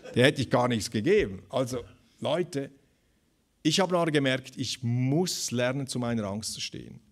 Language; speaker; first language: German; native; German